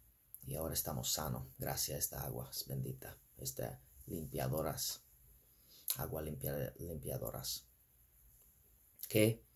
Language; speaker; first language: Spanish; non-native, fluent; English